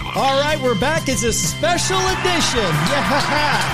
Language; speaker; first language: English; native; English